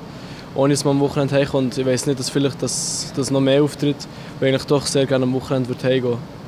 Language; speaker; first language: German; native; German